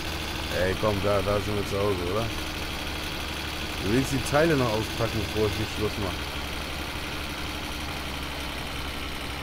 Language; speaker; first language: German; native; German